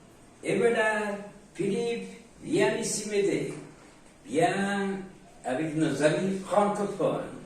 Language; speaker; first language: French; non-native, fluent; Spanish